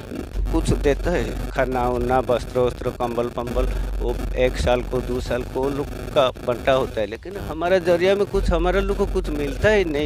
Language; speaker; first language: Hindi; non-native, local second language; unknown